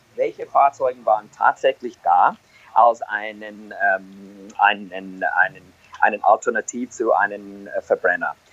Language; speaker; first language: German; non-native, fluent; English